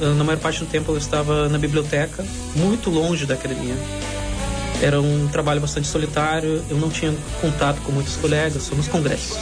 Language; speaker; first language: Portuguese; non-native, fluent; Russian